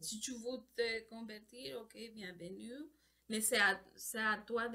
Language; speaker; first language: French; non-native, learner; Spanish